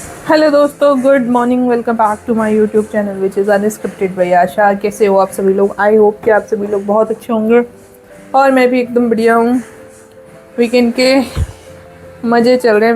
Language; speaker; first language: Hindi; native; Hindi